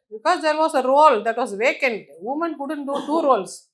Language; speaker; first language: English; non-native, local second language; Tamil